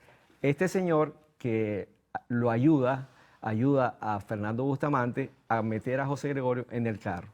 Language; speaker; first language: Spanish; native; Spanish